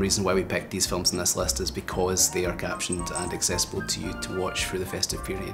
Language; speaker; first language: English; native; English